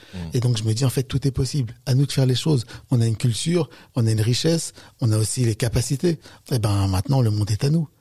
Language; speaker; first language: French; native; French